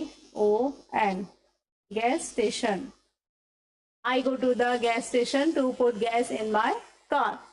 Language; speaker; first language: English; non-native, local second language; Hindi